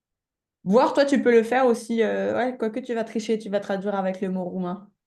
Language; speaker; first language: French; native; French